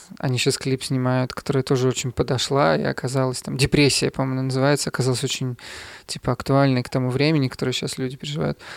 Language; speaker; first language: Russian; native; Russian